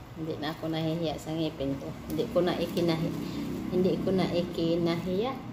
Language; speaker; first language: Filipino; non-native, local second language; Cebuano